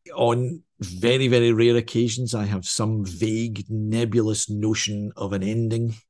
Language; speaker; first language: English; native; English